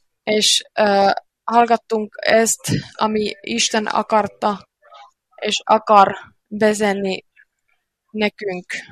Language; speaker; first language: Hungarian; non-native, learner; Finnish